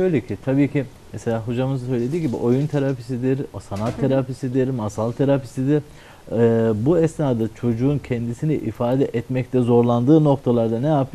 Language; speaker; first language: Turkish; native; Turkish